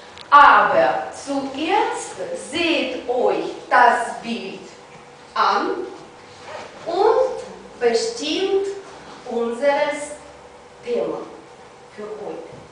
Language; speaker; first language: German; non-native, fluent; Russian